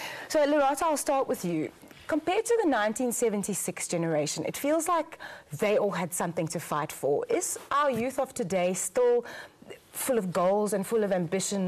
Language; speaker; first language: English; non-native, local second language; Afrikaans